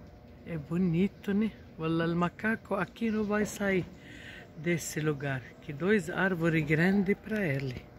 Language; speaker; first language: Portuguese; non-native, fluent; Arabic